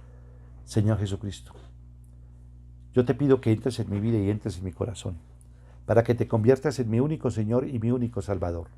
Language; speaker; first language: Spanish; native; Spanish